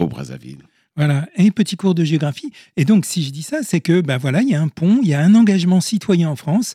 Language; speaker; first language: French; native; French